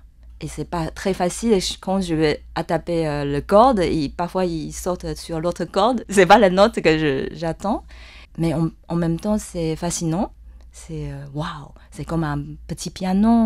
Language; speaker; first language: French; non-native, fluent; Chinese